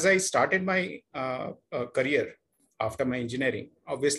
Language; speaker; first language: English; non-native, local second language; Kannada